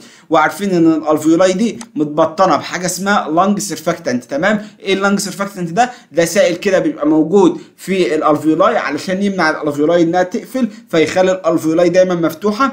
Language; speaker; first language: Arabic; native; Arabic